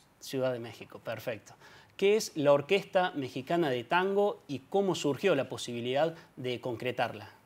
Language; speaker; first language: Spanish; native; Spanish